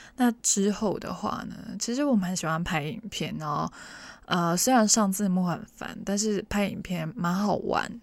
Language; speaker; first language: Chinese; non-native, local second language; Cantonese